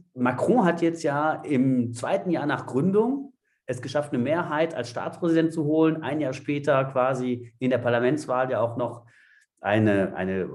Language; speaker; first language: German; non-native, fluent; French